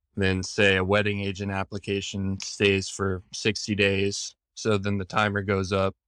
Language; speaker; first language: English; native; English